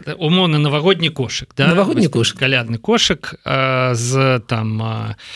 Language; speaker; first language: Belarusian; native; Belarusian